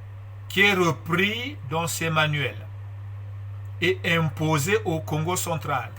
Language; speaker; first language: French; non-native, local second language; Kongo